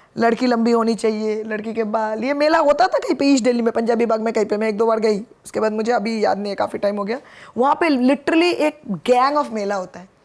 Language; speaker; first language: Hindi; non-native, local second language; Bangla